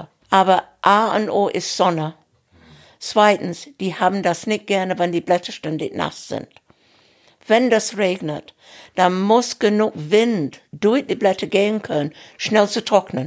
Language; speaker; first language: German; non-native, fluent; English